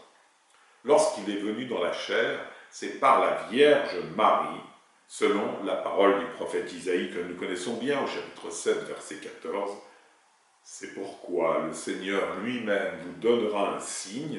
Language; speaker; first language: French; native; French